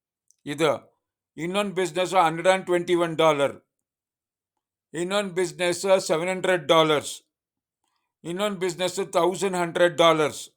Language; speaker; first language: Tamil; non-native, learner; Kannada